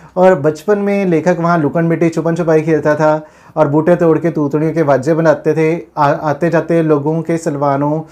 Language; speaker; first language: Hindi; non-native, local second language; Punjabi